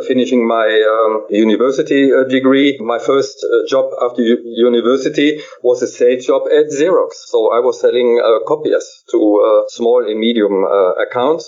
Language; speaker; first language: English; non-native, fluent; German